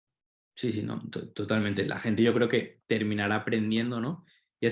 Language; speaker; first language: Spanish; native; Spanish